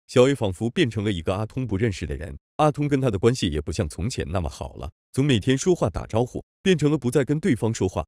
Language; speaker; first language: Chinese; native; Chinese